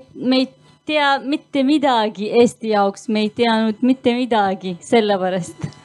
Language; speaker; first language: Estonian; non-native, learner; Arabic